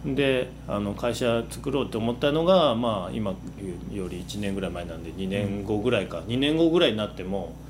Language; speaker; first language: Japanese; native; Japanese